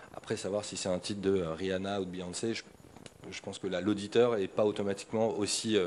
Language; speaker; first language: French; native; French